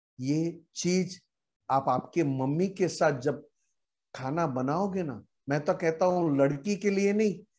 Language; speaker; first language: Hindi; non-native, local second language; Gujarati